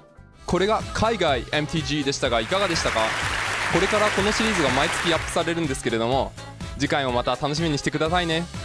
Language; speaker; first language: Japanese; early bilingual, heritage; Japanese